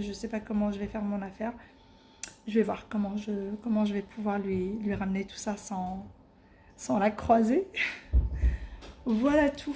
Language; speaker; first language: French; native; French